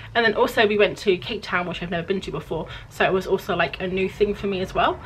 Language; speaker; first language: English; native; English